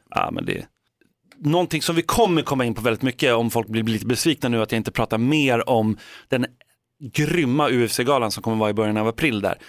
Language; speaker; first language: Swedish; native; Swedish